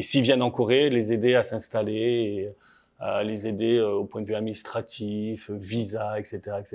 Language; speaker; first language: French; native; French